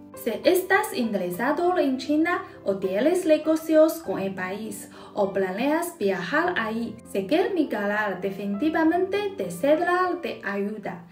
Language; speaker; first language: Spanish; non-native, fluent; Chinese